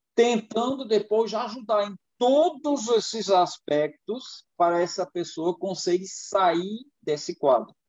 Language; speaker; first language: Portuguese; non-native, fluent; German